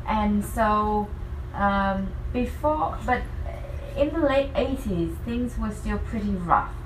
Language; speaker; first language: English; non-native, fluent; Vietnamese